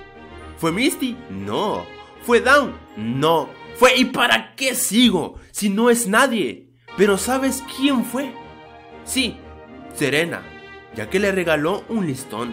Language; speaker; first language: Spanish; native; Spanish